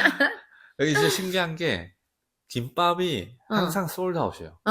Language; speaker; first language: Korean; native; Korean